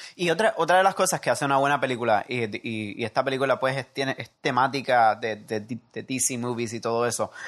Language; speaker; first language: Spanish; early bilingual, heritage; Spanish